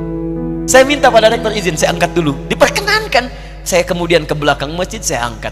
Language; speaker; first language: Indonesian; native; Indonesian